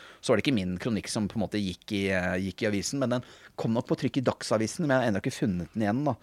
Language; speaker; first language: Norwegian; native; Norwegian